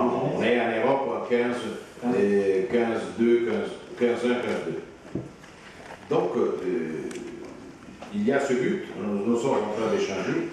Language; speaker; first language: French; non-native, fluent; Italian